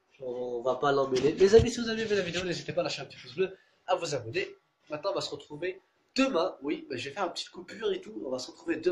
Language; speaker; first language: French; native; French